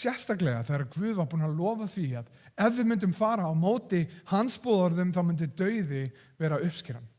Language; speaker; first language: Icelandic; non-native, fluent; English